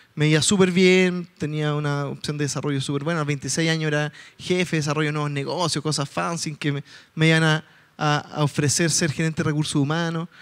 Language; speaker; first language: Spanish; native; Spanish